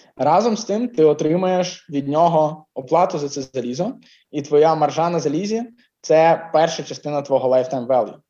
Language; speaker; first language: Ukrainian; native; Ukrainian